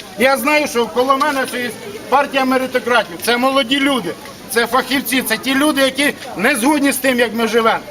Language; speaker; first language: Ukrainian; native; Ukrainian